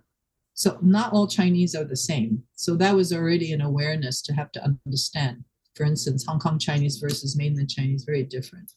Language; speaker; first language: English; non-native, local second language; Wu Chinese